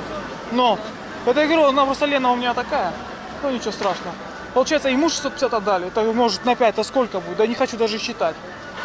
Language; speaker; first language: Russian; native; Russian